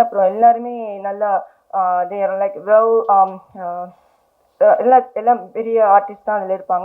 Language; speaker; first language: Tamil; early bilingual, heritage; Tamil